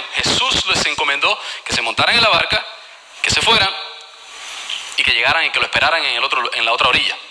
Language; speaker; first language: Spanish; native; Spanish